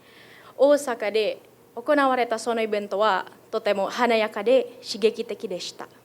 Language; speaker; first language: Japanese; non-native, fluent; Indonesian